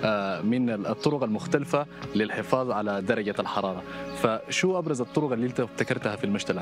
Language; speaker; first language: Arabic; native; Arabic